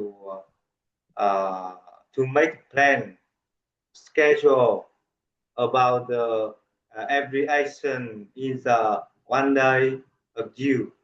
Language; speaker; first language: English; non-native, learner; Vietnamese